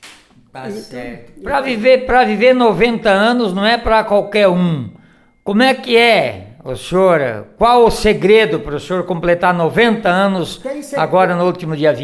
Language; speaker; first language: Portuguese; native; Portuguese